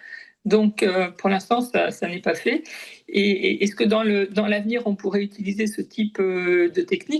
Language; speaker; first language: French; native; French